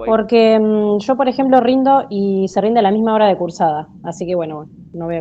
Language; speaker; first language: Spanish; native; Spanish